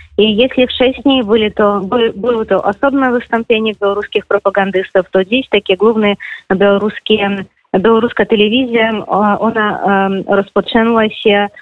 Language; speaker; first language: Polish; non-native, fluent; Belarusian